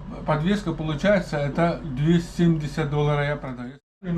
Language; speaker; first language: Russian; non-native, learner; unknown